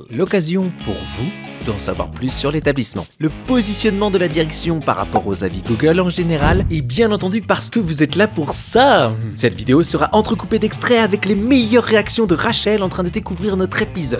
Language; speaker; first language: French; native; French